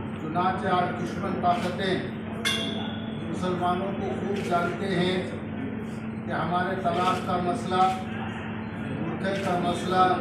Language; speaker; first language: Hindi; non-native, local second language; Urdu